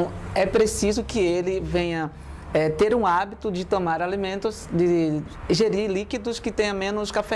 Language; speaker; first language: Portuguese; native; Portuguese